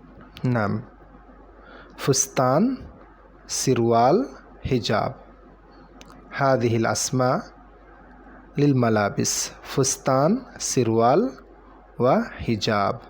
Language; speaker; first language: Arabic; non-native, fluent; Bangla